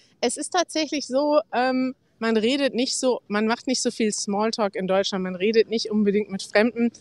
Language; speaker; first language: German; native; German